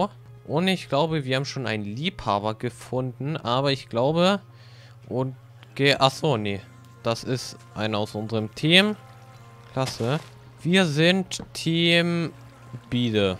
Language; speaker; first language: German; native; German